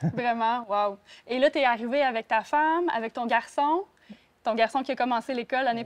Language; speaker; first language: French; native; French